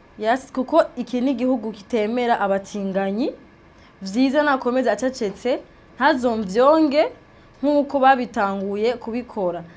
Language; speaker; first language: Rundi; native; Rundi